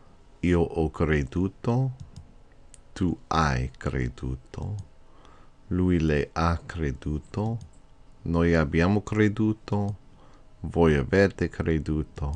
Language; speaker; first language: Italian; non-native, fluent; English